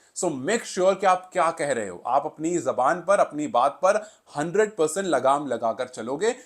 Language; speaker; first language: Hindi; native; Hindi